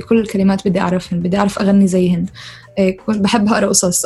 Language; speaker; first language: Arabic; native; Arabic